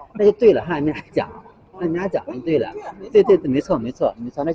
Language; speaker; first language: Chinese; native; Chinese